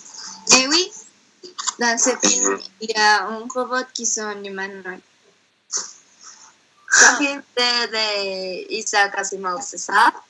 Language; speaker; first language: French; non-native, learner; Spanish